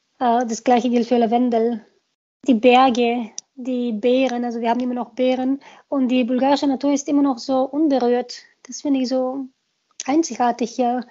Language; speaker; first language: German; non-native, fluent; Bulgarian